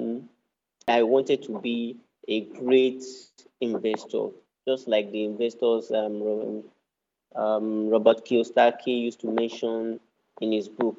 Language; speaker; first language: English; non-native, local second language; Yoruba